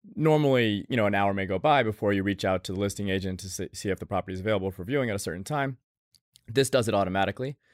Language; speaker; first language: English; native; English